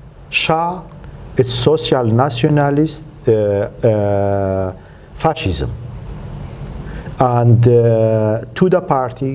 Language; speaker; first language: English; non-native, learner; Central Kurdish